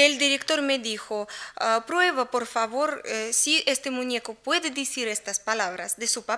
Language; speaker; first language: Spanish; non-native, learner; Russian